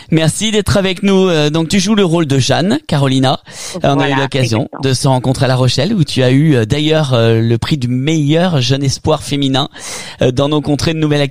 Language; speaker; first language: French; native; French